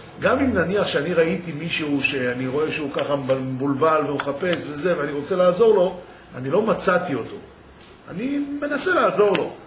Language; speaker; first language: Hebrew; native; Hebrew